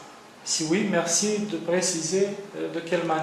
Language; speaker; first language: French; non-native, fluent; Romanian